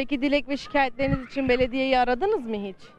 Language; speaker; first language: Turkish; native; Turkish